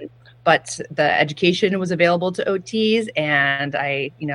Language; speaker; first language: English; native; English